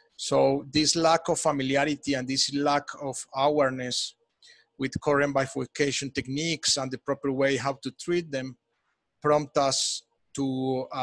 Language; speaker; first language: English; non-native, fluent; Spanish